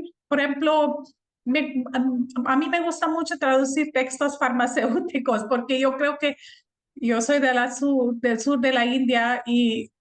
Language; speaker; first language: Spanish; non-native, fluent; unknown